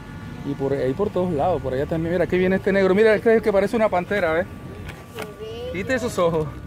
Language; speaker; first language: Spanish; native; Spanish